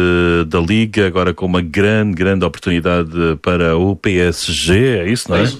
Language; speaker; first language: Portuguese; native; Portuguese